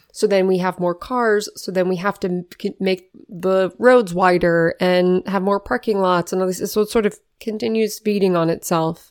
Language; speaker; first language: English; native; English